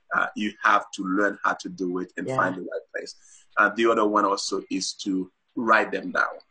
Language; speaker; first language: English; non-native, fluent; Haitian Creole